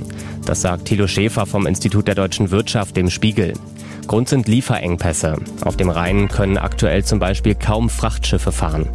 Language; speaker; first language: German; native; German